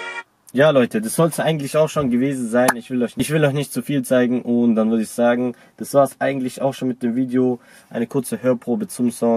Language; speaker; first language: German; native; German